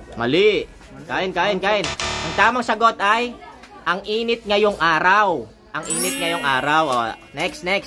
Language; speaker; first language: Filipino; non-native, local second language; Cebuano